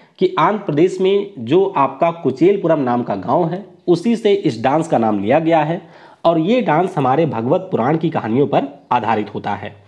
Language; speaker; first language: Hindi; native; Hindi